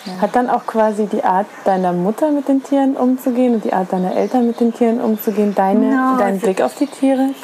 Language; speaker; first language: German; native; German